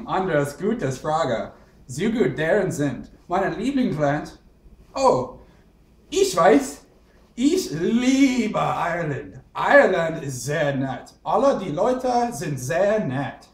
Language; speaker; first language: German; non-native, learner; English